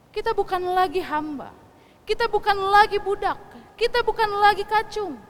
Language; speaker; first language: Indonesian; non-native, local second language; Sundanese